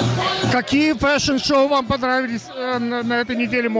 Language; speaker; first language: Russian; native; Russian